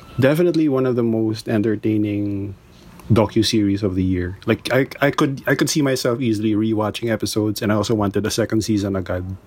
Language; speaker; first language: English; non-native, local second language; Filipino